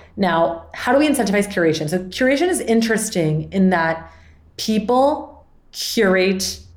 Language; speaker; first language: English; non-native, fluent; Spanish